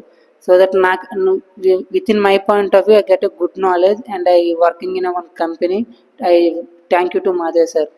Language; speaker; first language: Telugu; native; Telugu